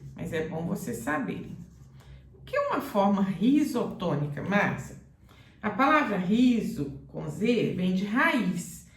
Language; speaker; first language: Portuguese; native; Portuguese